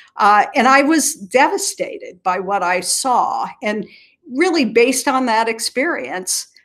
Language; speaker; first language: English; native; English